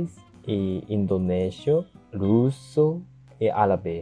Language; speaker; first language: Portuguese; non-native, learner; Japanese